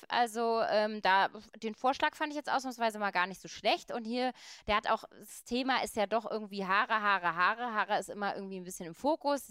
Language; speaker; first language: German; native; German